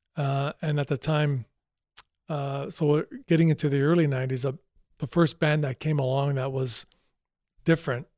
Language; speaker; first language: English; native; English